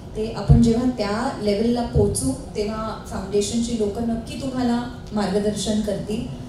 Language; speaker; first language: Marathi; non-native, local second language; Hindi